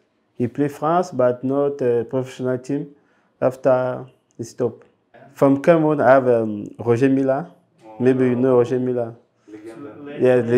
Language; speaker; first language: English; non-native, local second language; French